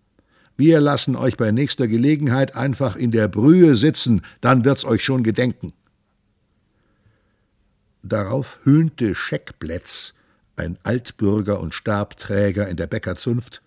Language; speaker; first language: German; native; German